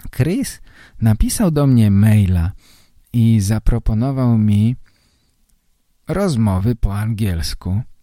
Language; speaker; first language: Polish; native; Polish